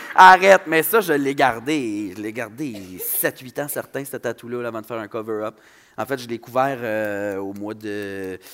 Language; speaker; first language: French; native; French